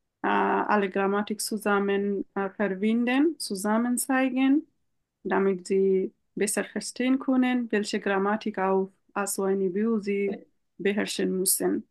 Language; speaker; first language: German; non-native, fluent; Bangla